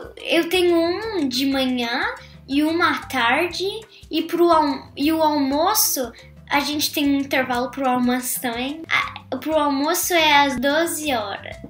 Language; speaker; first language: Portuguese; early bilingual, heritage; Portuguese